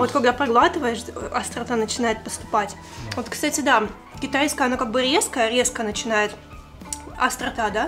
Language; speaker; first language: Russian; native; Russian